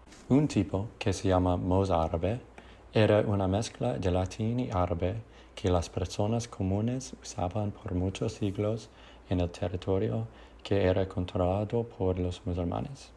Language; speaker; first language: Spanish; non-native, learner; English